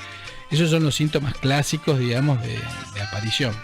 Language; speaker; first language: Spanish; native; Spanish